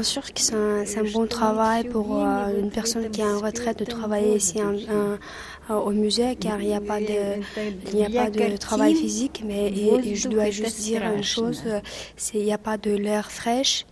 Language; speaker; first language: French; non-native, fluent; Russian